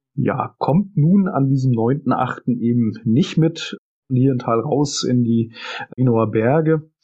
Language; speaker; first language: German; native; German